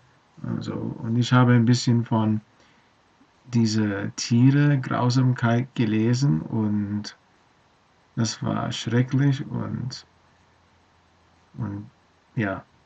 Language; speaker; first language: German; non-native, learner; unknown